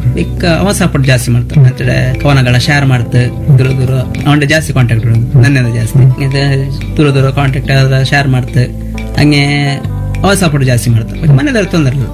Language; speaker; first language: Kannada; non-native, local second language; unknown